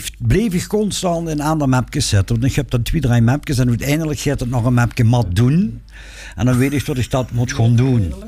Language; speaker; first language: Dutch; non-native, local second language; Limburgish